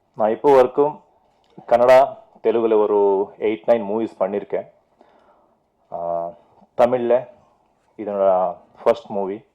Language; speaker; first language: Tamil; non-native, fluent; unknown